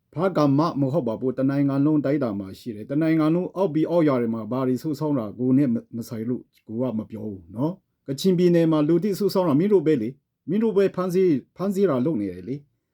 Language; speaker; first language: Burmese; non-native, local second language; Kachin